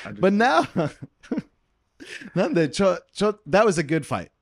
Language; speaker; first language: English; native; English